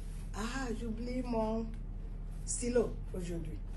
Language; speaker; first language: French; non-native, fluent; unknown